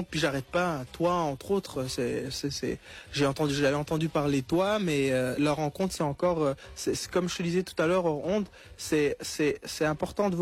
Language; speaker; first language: French; non-native, local second language; Kinyarwanda